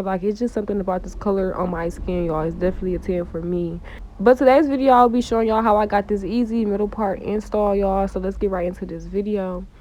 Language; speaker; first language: English; native; English